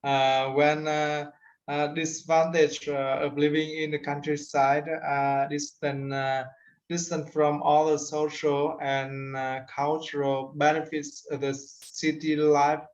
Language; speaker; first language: English; non-native, learner; Vietnamese